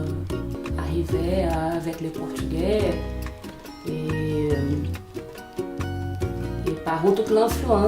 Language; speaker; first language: French; non-native, fluent; Portuguese